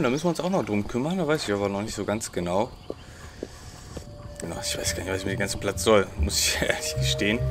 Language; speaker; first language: German; native; German